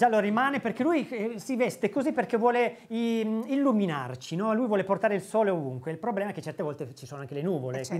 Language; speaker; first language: Italian; native; Italian